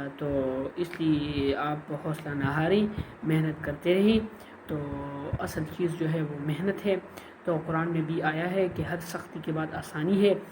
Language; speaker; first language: Urdu; non-native, local second language; Pashto